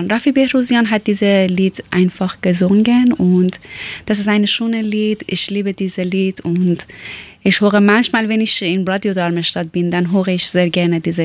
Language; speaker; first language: German; non-native, learner; Persian